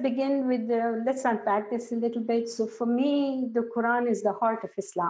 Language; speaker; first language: English; non-native, local second language; Urdu